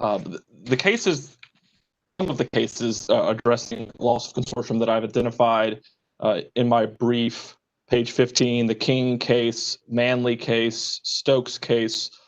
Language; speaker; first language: English; native; English